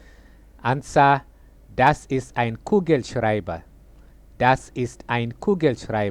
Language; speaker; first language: German; non-native, fluent; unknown